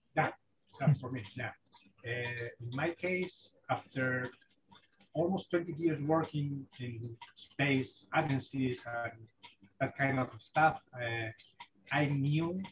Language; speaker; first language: English; non-native, fluent; Spanish